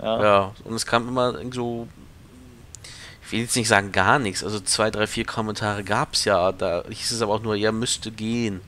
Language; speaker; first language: German; native; German